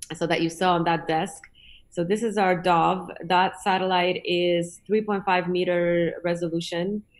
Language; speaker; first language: English; non-native, fluent; Polish